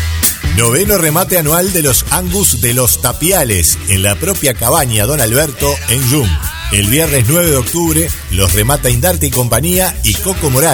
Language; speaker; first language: Spanish; native; Spanish